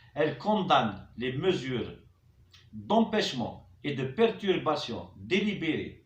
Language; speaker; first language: French; non-native, local second language; Arabic